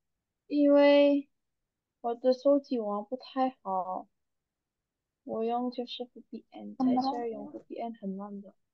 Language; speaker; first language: Chinese; non-native, fluent; Indonesian